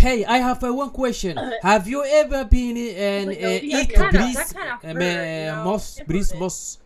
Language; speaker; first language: English; non-native, learner; Somali